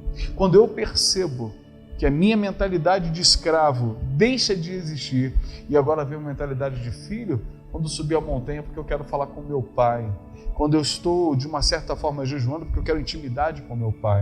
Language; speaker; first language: Portuguese; native; Portuguese